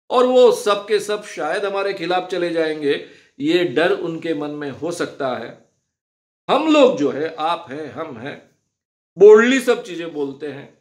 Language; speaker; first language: Hindi; non-native, local second language; Marathi